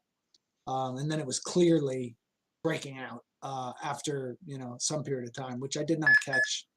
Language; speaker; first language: English; native; English